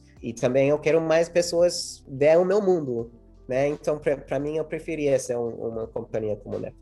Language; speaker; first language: Portuguese; early bilingual, heritage; English